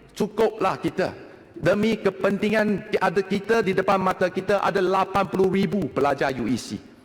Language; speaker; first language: Malay; non-native, local second language; Chinese